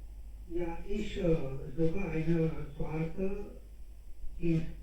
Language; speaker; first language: German; non-native, learner; Hindi